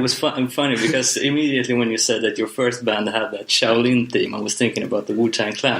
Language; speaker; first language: English; non-native, fluent; Swedish